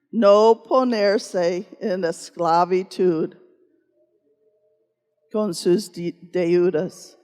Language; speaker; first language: Spanish; non-native, fluent; English